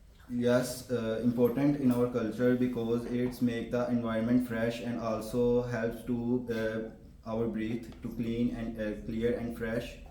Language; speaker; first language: English; non-native, learner; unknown